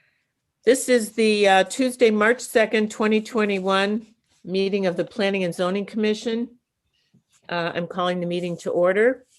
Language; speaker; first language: English; native; English